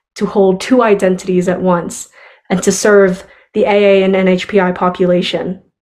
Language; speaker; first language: English; native; English